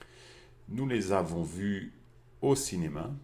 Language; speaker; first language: French; non-native, fluent; German